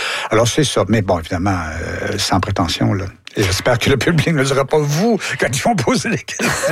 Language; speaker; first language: French; native; French